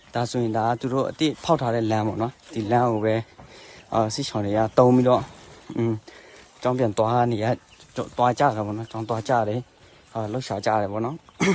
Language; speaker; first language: Burmese; non-native, local second language; Western Kayah